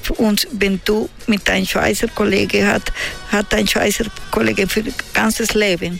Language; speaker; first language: German; non-native, learner; Spanish